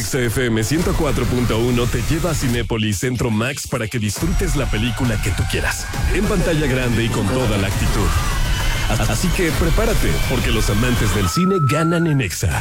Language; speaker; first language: Spanish; native; Spanish